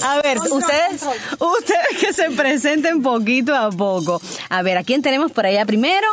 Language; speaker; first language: Spanish; native; Spanish